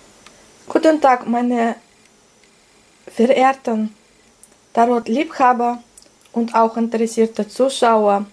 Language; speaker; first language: German; non-native, fluent; Russian